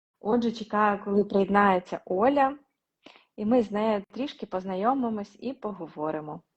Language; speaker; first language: Ukrainian; non-native, local second language; Russian